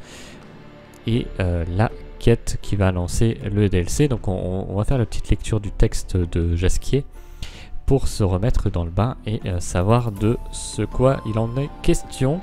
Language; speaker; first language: French; native; French